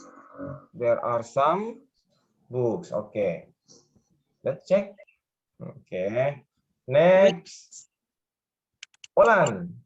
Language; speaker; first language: English; non-native, learner; Indonesian